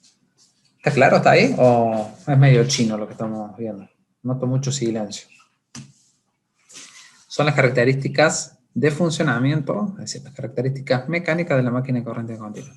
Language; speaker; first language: Spanish; native; Spanish